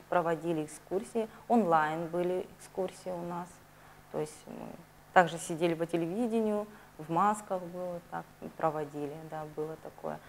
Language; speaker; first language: Russian; native; Russian